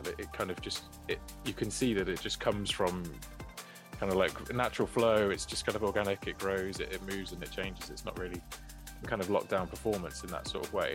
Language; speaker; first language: English; native; English